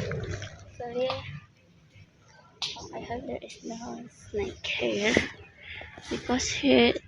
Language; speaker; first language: English; non-native, learner; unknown